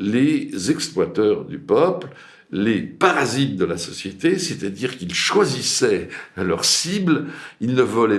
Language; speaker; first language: French; native; French